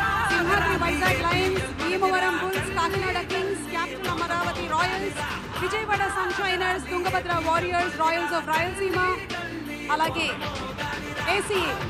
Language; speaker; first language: Telugu; native; Telugu